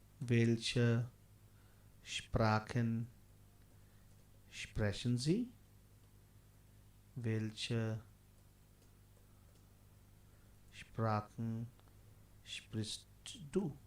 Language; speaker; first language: German; non-native, fluent; Hindi